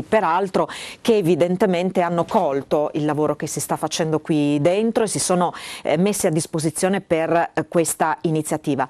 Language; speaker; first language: Italian; native; Italian